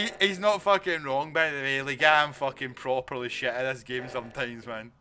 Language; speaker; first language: English; native; English